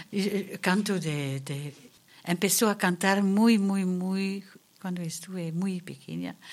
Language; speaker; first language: Spanish; non-native, learner; German